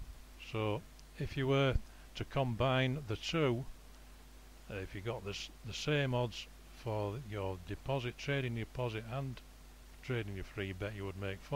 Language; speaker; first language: English; native; English